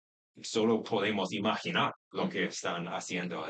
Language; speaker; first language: Spanish; non-native, fluent; English